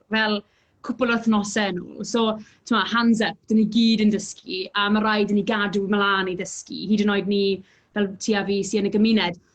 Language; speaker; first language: Welsh; native; Welsh